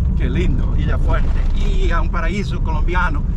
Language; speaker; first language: Spanish; non-native, learner; English